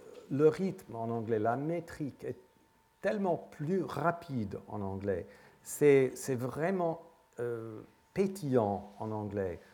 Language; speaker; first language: French; non-native, fluent; English